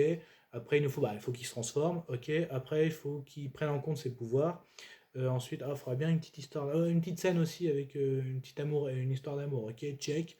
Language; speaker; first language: French; native; French